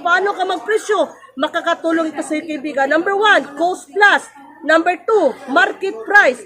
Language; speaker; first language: Filipino; native; Filipino